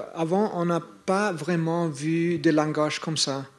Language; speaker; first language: French; non-native, fluent; English